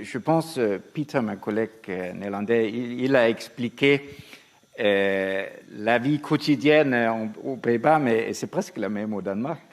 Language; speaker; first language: French; non-native, fluent; Danish